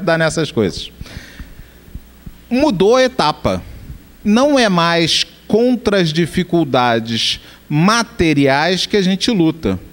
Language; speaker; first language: Portuguese; native; Portuguese